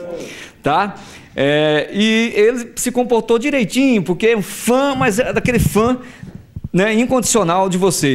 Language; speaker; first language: Portuguese; native; Portuguese